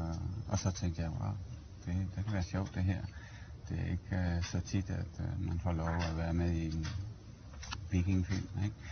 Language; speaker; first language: Danish; early bilingual, heritage; English